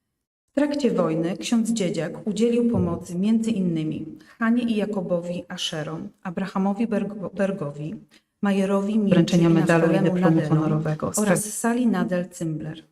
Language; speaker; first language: Polish; native; Polish